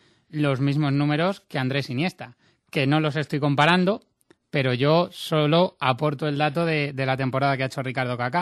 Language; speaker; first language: Spanish; native; Spanish